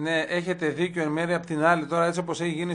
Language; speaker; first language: Greek; native; Greek